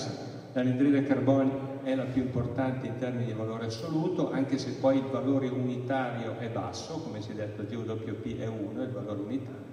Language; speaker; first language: Italian; native; Italian